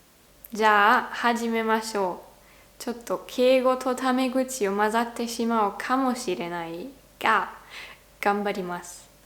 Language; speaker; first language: Japanese; non-native, learner; German